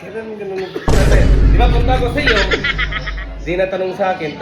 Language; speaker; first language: Filipino; non-native, learner; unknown